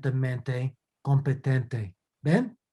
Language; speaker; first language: Spanish; non-native, fluent; English